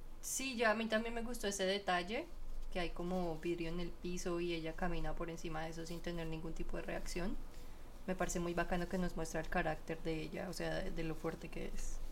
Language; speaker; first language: Spanish; early bilingual, heritage; Spanish